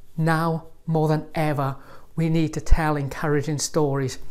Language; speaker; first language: English; native; English